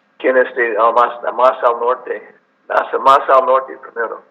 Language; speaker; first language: Spanish; non-native, learner; English